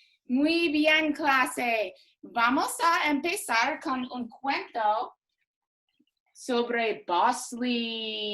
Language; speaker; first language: Spanish; non-native, fluent; English